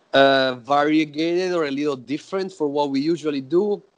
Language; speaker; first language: English; non-native, fluent; Italian